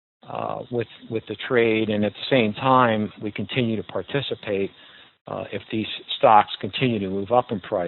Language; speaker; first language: English; native; English